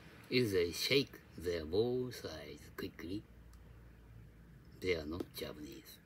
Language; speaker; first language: English; non-native, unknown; Japanese